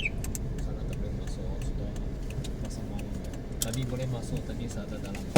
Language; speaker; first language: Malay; non-native, local second language; Chinese